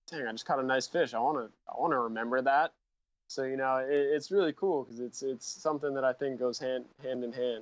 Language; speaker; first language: English; native; English